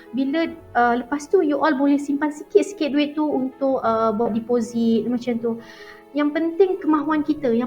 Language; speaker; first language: Malay; native; Malay